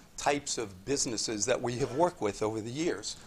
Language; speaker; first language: English; native; English